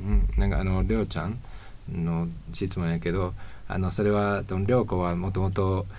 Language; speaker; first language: Japanese; non-native, fluent; Spanish